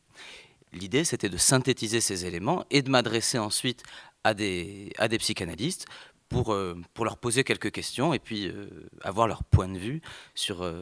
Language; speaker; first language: French; native; French